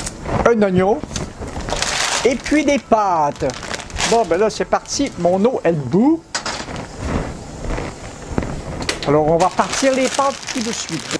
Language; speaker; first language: French; native; French